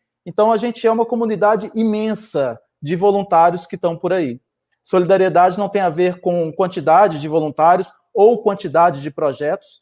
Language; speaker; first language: Portuguese; native; Portuguese